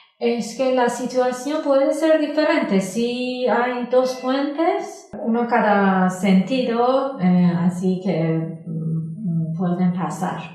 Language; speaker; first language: Spanish; non-native, learner; Persian